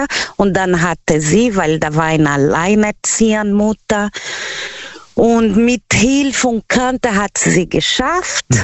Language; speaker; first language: German; non-native, learner; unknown